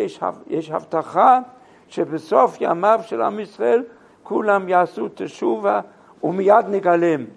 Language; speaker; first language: Hebrew; non-native, fluent; English